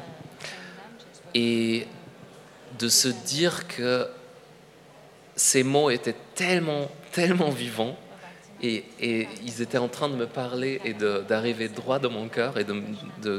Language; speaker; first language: French; non-native, fluent; Polish